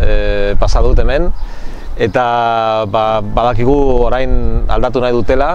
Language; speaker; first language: Basque; non-native, local second language; Spanish